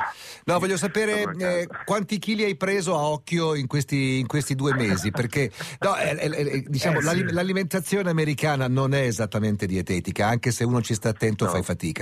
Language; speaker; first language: Italian; native; Italian